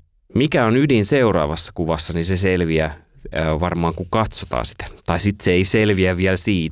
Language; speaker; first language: Finnish; native; Finnish